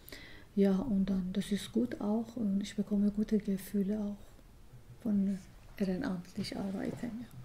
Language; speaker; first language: German; non-native, learner; Persian